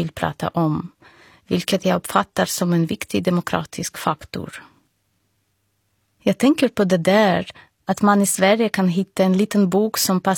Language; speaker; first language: Swedish; non-native, fluent; Russian